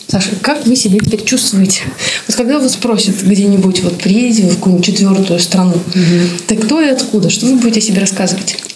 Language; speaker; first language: Russian; native; Russian